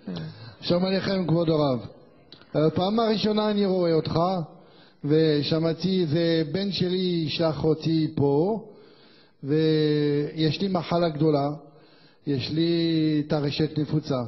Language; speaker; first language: Hebrew; non-native, learner; French